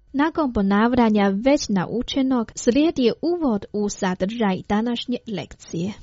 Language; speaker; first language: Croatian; non-native, fluent; Chinese